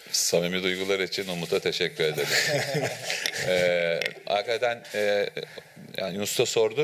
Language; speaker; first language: Turkish; native; Turkish